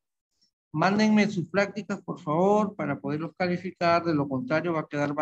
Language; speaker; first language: Spanish; native; Spanish